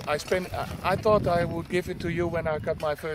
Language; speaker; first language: English; non-native, fluent; Dutch